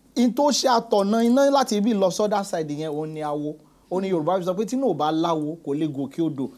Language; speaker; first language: Yoruba; native; Yoruba